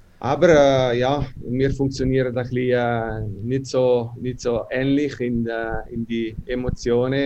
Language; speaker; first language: German; non-native, local second language; Italian